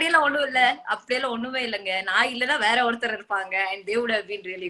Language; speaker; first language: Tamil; non-native, fluent; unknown